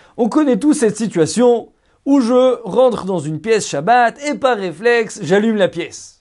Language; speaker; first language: French; native; French